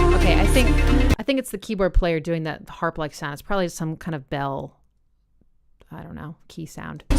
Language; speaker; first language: English; native; English